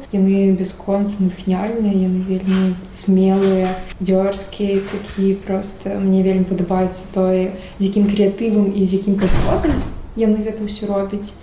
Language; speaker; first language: Belarusian; non-native, local second language; Russian